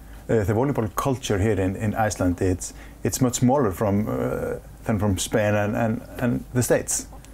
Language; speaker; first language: English; non-native, fluent; Icelandic